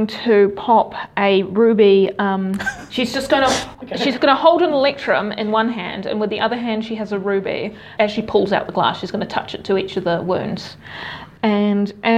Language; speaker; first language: English; native; English